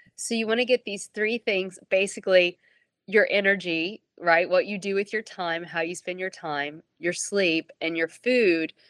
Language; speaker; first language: English; native; English